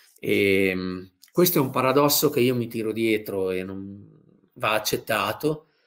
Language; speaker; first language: Italian; native; Italian